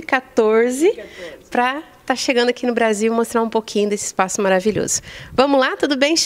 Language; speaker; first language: Portuguese; native; Portuguese